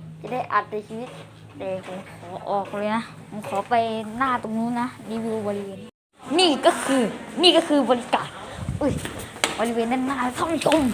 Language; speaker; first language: Thai; native; Thai